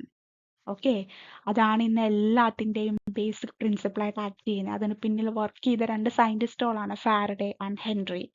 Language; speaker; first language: Malayalam; native; Malayalam